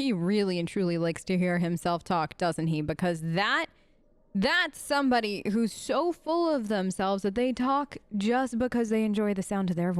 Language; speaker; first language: English; native; English